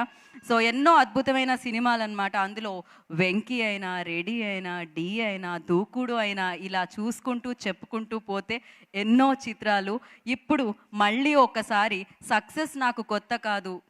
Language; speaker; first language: Telugu; native; Telugu